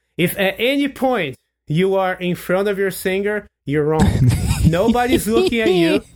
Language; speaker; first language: English; non-native, fluent; Portuguese